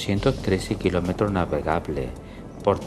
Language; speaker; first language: Spanish; native; Spanish